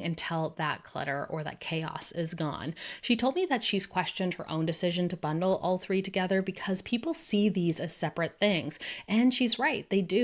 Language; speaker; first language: English; native; English